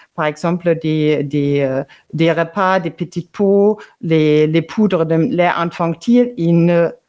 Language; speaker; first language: French; non-native, fluent; German